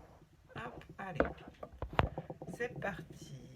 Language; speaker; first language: French; native; French